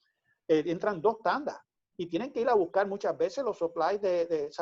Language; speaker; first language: Spanish; native; Spanish